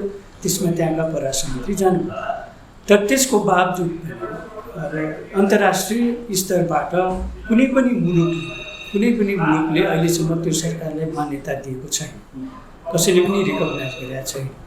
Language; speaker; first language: Nepali; native; Nepali